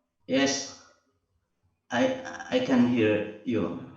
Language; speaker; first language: English; non-native, learner; Indonesian